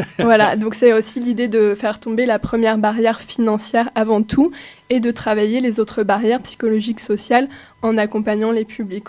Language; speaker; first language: French; native; French